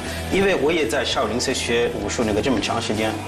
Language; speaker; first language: Chinese; non-native, fluent; French